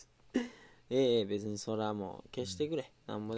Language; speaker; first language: Japanese; native; Japanese